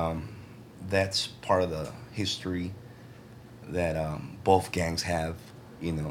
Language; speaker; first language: English; early bilingual, other home language; Spanish